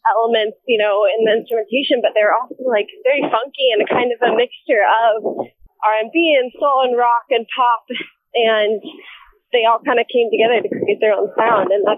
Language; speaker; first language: English; native; English